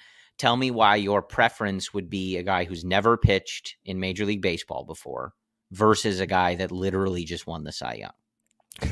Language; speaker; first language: English; native; English